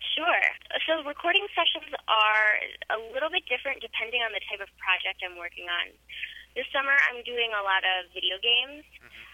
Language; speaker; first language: English; native; English